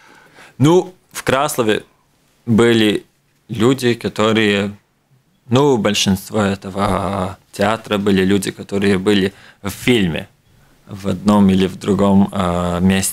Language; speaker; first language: Russian; non-native, local second language; Latvian